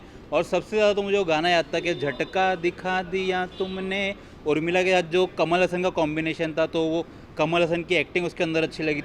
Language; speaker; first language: Hindi; native; Hindi